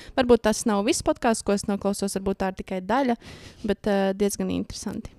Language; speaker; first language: Latvian; native; Latvian